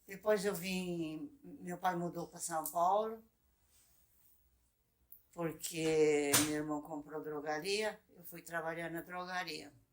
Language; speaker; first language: Portuguese; non-native, local second language; Japanese